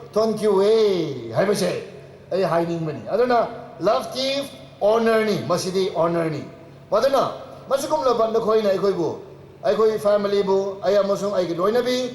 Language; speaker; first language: Manipuri; non-native, local second language; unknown